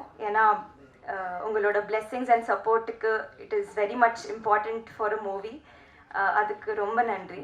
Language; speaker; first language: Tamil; non-native, learner; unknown